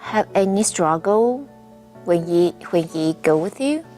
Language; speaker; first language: English; non-native, fluent; Chinese